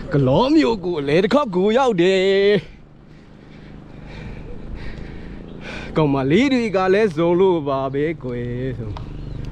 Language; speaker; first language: Burmese; native; Burmese